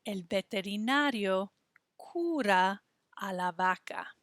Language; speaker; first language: Spanish; non-native, fluent; English